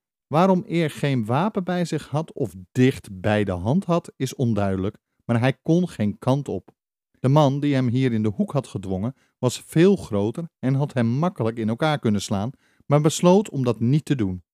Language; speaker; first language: Dutch; native; Dutch